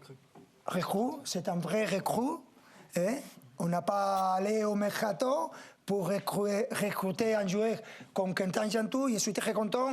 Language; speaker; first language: French; non-native, fluent; Spanish